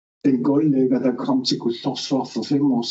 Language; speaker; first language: Danish; non-native, local second language; Kalaallisut